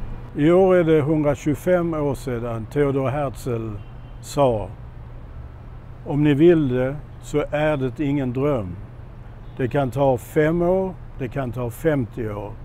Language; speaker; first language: Swedish; non-native, fluent; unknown